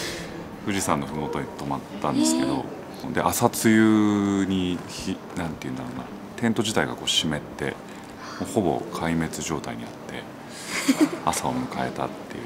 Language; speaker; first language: Japanese; native; Japanese